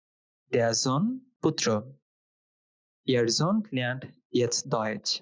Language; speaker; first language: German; non-native, fluent; Bangla